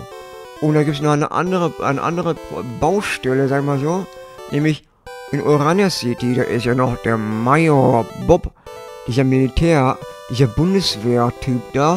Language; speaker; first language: German; native; German